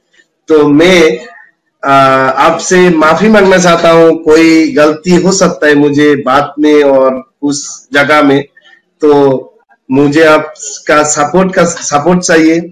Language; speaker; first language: Hindi; non-native, fluent; Bangla